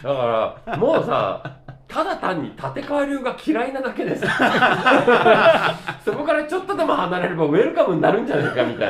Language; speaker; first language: Japanese; native; Japanese